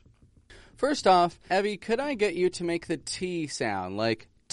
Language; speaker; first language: English; native; English